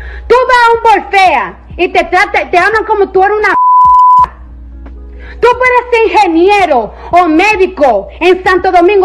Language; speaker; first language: Spanish; early bilingual, heritage; Spanish